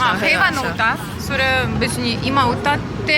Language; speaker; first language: Japanese; non-native, learner; Russian